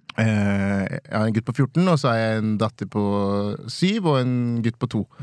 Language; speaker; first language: Norwegian; non-native, fluent; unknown